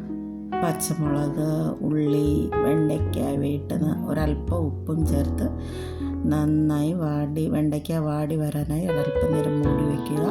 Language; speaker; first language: Malayalam; native; Malayalam